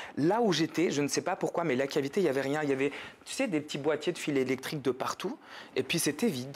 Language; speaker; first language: French; native; French